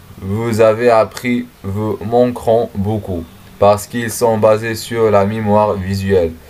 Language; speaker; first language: French; non-native, learner; Arabic